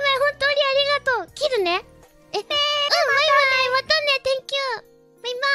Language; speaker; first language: Japanese; native; Japanese